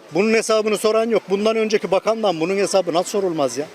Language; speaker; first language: Turkish; native; Turkish